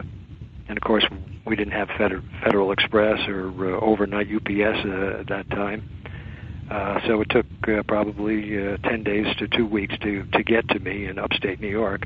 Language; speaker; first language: English; native; English